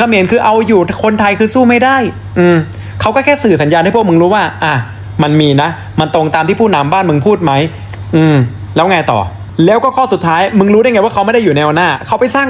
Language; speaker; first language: Thai; native; Thai